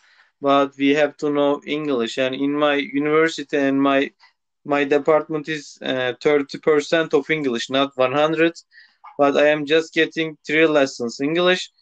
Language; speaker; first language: English; non-native, local second language; Turkish